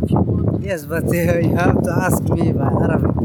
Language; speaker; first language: English; non-native, learner; Arabic